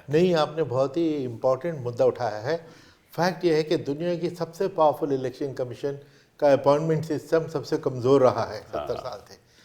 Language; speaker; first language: Hindi; native; Hindi